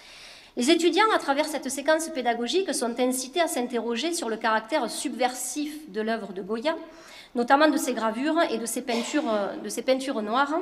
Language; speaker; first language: French; native; French